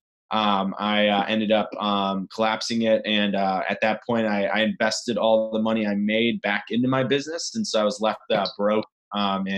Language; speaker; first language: English; native; English